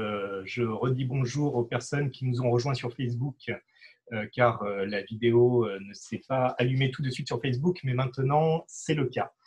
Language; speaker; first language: French; native; French